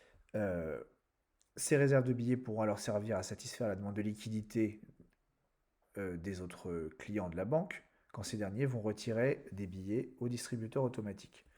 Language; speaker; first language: French; native; French